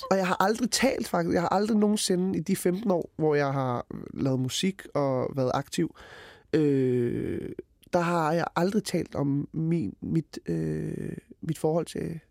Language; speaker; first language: Danish; early bilingual, other home language; Arabic